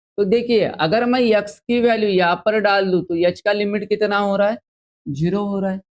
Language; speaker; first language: Hindi; non-native, local second language; Marathi